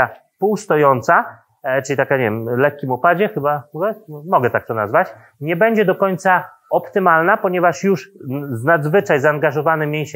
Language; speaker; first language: Polish; native; Polish